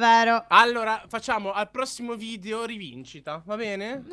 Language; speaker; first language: Italian; native; Italian